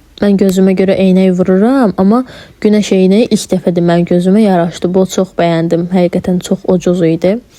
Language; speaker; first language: Azerbaijani; non-native, local second language; Talysh